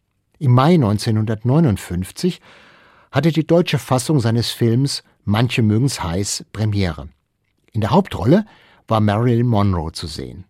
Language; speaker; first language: German; native; German